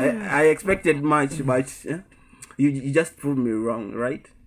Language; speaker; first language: English; non-native, local second language; Swahili